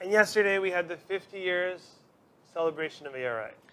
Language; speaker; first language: English; native; English